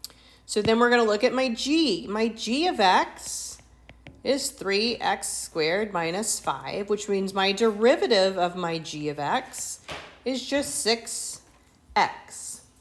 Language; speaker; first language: English; native; English